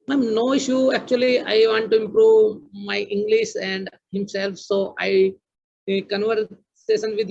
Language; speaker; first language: English; non-native, learner; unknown